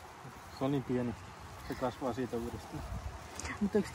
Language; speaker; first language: Finnish; native; Finnish